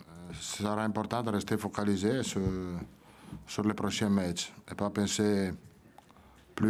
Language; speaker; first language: French; non-native, fluent; Italian